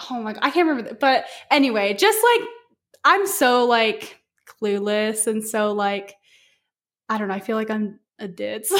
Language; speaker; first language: English; native; English